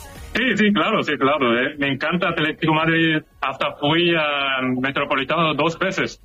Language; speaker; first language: Spanish; non-native, fluent; Korean